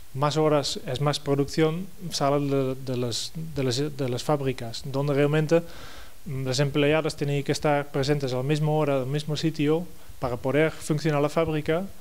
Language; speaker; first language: Spanish; non-native, fluent; Dutch